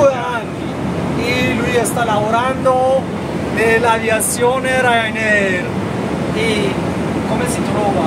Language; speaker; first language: Italian; non-native, learner; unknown